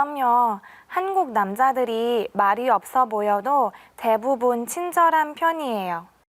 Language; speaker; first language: Korean; non-native, learner; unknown